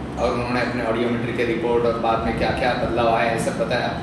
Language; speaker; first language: Hindi; non-native, local second language; Marathi